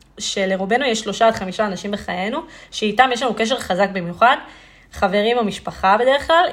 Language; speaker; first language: Hebrew; early bilingual, other home language; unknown